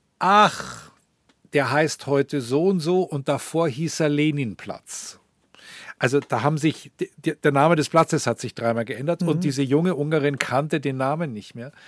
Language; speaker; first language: German; native; German